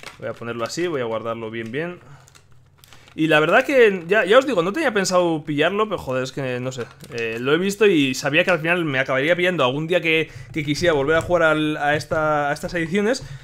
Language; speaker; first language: Spanish; native; Spanish